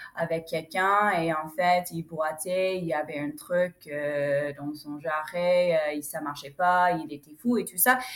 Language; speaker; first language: French; non-native, fluent; English